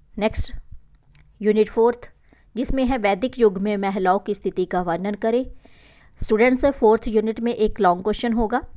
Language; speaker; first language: Hindi; non-native, local second language; Punjabi